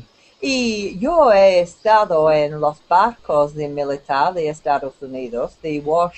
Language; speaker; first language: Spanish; non-native, learner; English